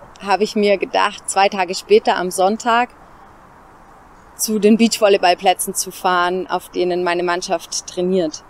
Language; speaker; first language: German; native; German